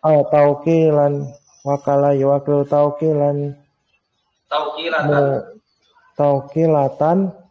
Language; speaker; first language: Arabic; non-native, learner; Indonesian